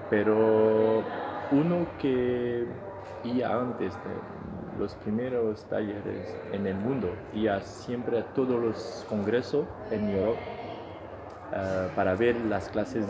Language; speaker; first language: Spanish; non-native, fluent; French